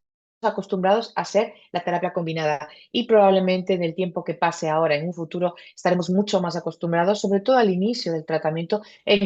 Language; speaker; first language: Spanish; native; Spanish